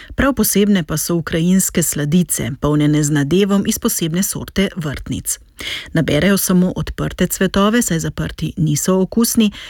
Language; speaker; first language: Slovenian; native; Slovenian